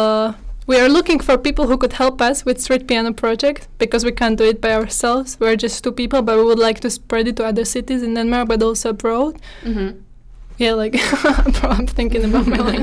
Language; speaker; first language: English; non-native, fluent; Slovak